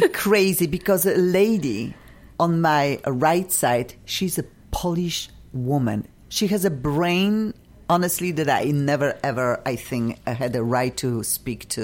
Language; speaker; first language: English; non-native, fluent; Polish